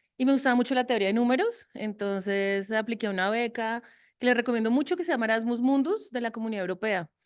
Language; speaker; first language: Spanish; early bilingual, other home language; French